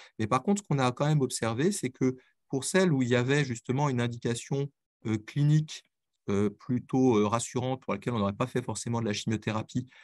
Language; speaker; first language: French; native; French